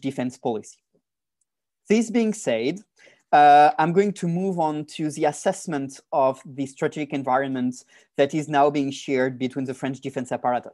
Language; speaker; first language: English; non-native, fluent; French